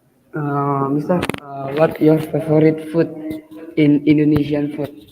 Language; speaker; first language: English; non-native, learner; Indonesian